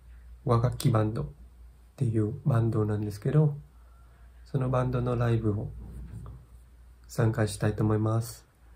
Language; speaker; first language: Japanese; non-native, fluent; Vietnamese